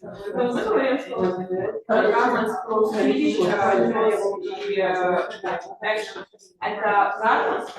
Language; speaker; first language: Russian; early bilingual, heritage; Russian